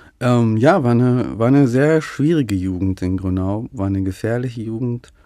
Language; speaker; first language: German; early bilingual, other home language; Russian